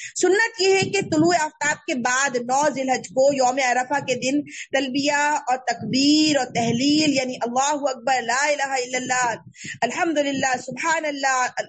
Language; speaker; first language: Urdu; native; Urdu